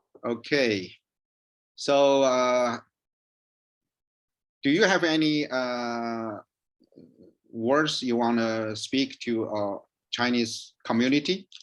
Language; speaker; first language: English; non-native, learner; Chinese